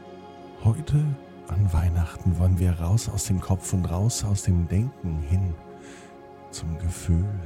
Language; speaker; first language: German; native; German